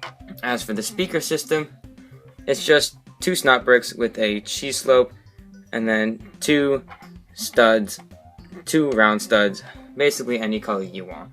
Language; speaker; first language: English; native; English